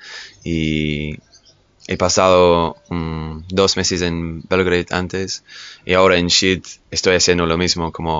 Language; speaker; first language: Spanish; non-native, fluent; English